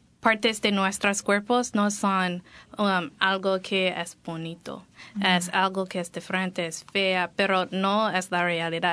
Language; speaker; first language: Spanish; non-native, learner; English